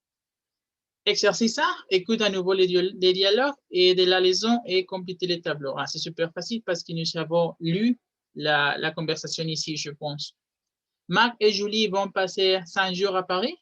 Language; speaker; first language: French; non-native, fluent; Spanish